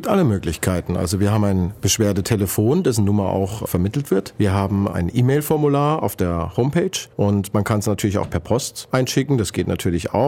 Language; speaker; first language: German; native; German